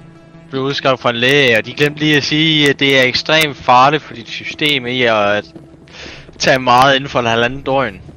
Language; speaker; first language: Danish; native; Danish